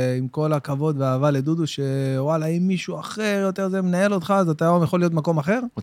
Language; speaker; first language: Hebrew; native; Hebrew